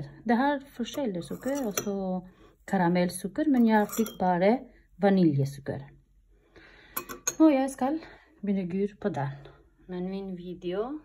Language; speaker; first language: Norwegian; non-native, learner; Albanian